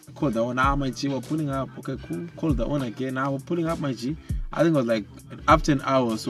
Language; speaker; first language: English; non-native, local second language; Shona